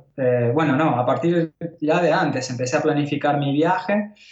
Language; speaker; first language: Spanish; native; Spanish